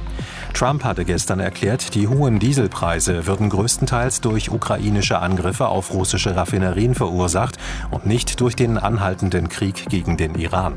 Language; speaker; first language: German; native; German